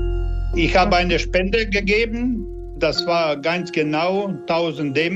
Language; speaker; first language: German; non-native, learner; Serbian